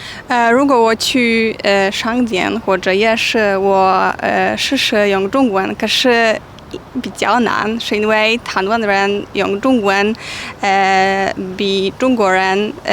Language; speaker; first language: Chinese; non-native, learner; Polish